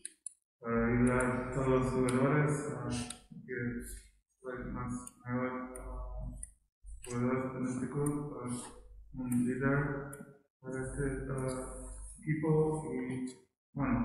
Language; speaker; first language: Spanish; non-native, learner; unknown